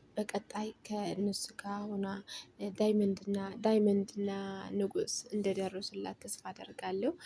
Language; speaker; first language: Amharic; native; Amharic